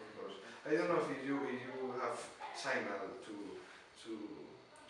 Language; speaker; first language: English; non-native, learner; Spanish